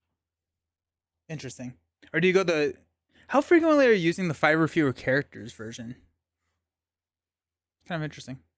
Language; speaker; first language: English; native; English